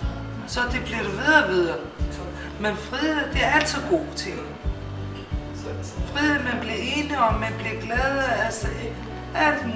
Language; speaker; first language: Danish; non-native, learner; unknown